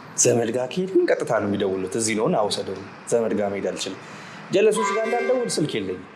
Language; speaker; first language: Amharic; native; Amharic